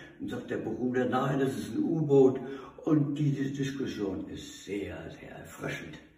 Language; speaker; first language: German; native; German